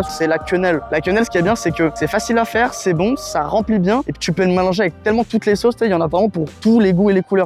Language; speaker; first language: French; native; French